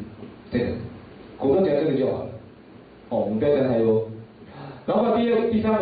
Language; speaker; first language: Chinese; native; Chinese